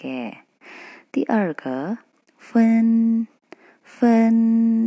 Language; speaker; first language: Chinese; non-native, fluent; Indonesian